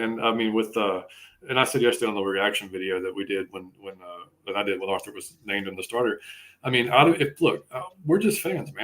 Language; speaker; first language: English; native; English